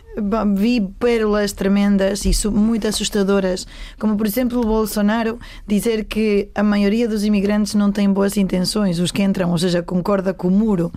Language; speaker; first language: Portuguese; native; Portuguese